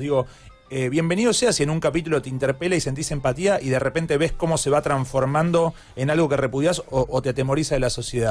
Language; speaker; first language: Spanish; native; Spanish